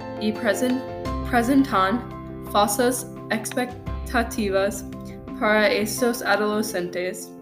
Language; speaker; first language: Spanish; non-native, learner; English